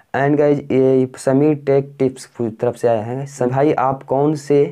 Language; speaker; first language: Hindi; native; Hindi